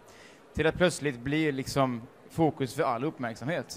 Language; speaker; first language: Swedish; native; Swedish